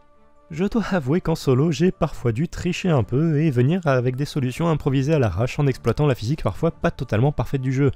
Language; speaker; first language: French; native; French